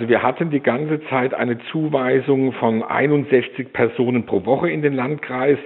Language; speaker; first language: German; native; German